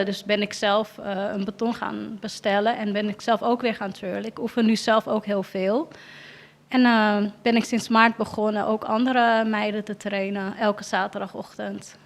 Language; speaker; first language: Dutch; native; Dutch